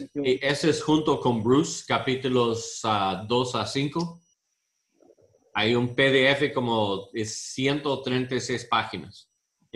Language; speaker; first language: Spanish; non-native, learner; English